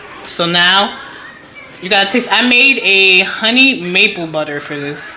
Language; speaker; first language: English; native; English